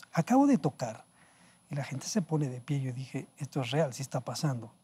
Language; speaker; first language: Spanish; native; Spanish